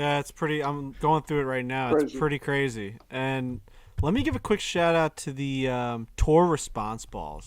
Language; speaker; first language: English; native; English